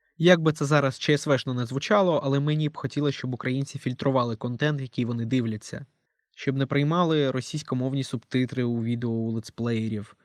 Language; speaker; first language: Ukrainian; non-native, local second language; Russian